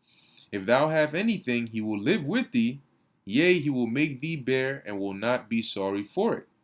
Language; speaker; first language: English; native; English